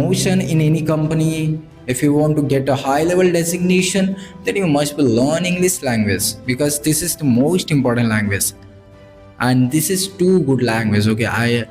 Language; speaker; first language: English; non-native, learner; Bhojpuri